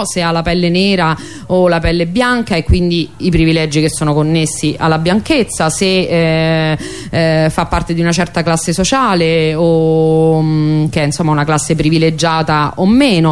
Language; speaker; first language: Italian; native; Italian